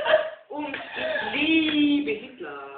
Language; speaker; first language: German; non-native, learner; Dutch